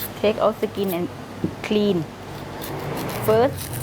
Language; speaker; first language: English; non-native, learner; Thai